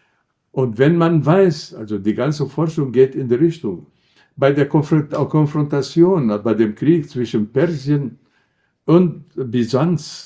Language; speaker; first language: German; non-native, fluent; Arabic